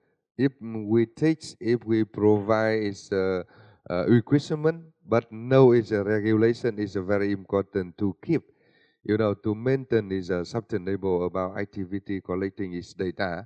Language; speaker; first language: English; non-native, learner; Vietnamese